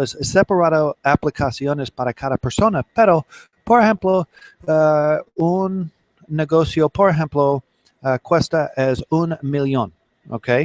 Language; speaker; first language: Spanish; non-native, learner; English